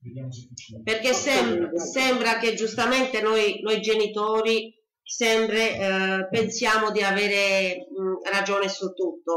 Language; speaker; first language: Italian; native; Italian